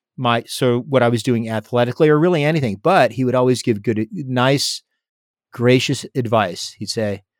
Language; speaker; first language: English; native; English